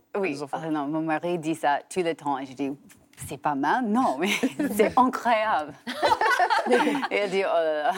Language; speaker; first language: French; non-native, learner; English